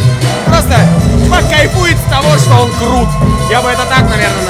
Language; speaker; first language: Russian; native; Russian